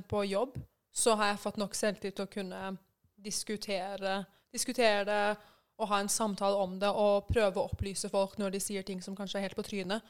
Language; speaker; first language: Norwegian; early bilingual, other home language; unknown